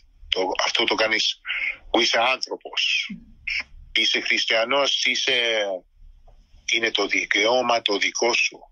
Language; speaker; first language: Greek; early bilingual, heritage; Greek